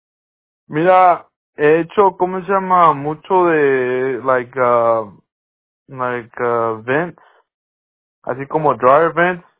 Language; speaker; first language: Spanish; early bilingual, heritage; Spanish